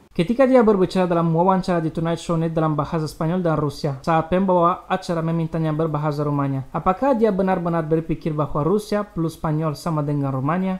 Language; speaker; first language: Indonesian; non-native, learner; Romanian